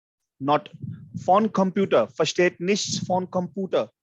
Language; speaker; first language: German; non-native, fluent; Hindi